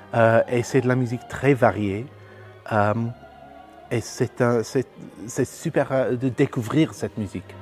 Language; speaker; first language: French; non-native, fluent; English